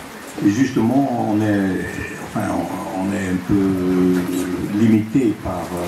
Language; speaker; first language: French; non-native, local second language; Dutch